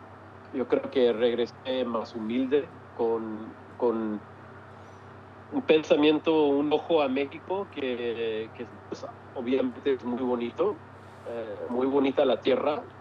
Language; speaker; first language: Spanish; early bilingual, heritage; English